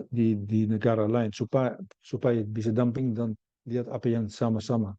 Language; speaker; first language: Indonesian; non-native, learner; Dutch